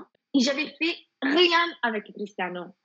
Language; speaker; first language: French; non-native, fluent; Spanish